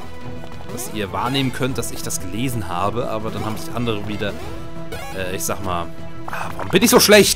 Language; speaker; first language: German; native; German